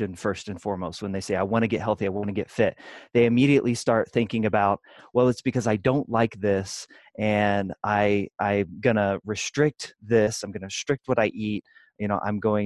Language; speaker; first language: English; native; English